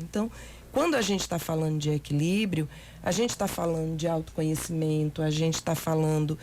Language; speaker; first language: Portuguese; native; Portuguese